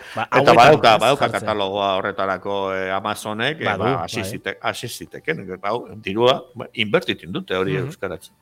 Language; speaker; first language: Basque; native; Basque